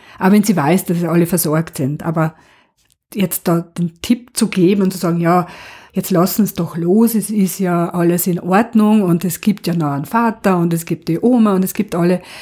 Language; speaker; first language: German; native; German